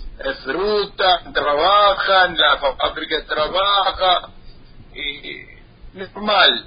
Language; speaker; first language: Spanish; non-native, learner; Arabic